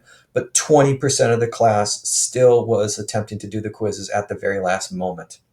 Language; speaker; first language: English; native; English